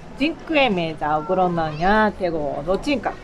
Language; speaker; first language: Polish; non-native, learner; Japanese